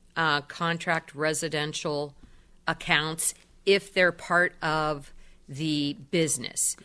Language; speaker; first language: English; native; English